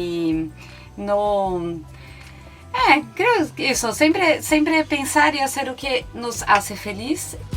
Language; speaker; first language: Spanish; non-native, learner; Portuguese